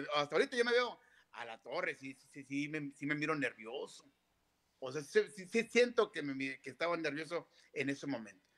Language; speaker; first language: Spanish; native; Spanish